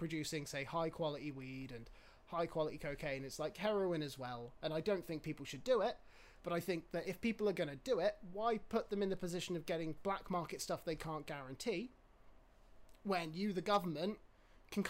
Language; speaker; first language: English; native; English